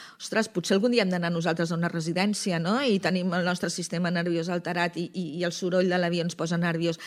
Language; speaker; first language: Catalan; native; Catalan